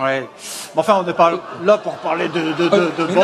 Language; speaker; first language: French; native; French